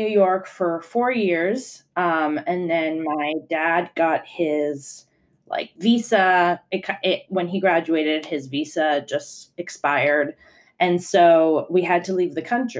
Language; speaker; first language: English; non-native, fluent; Italian